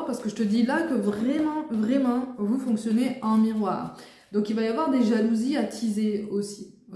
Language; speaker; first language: French; native; French